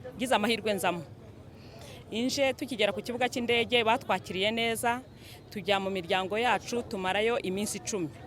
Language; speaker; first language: Kinyarwanda; native; Kinyarwanda